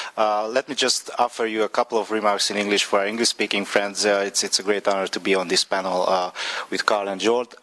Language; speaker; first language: English; non-native, fluent; Hungarian